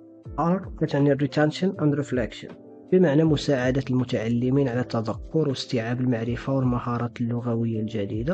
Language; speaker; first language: Arabic; native; Arabic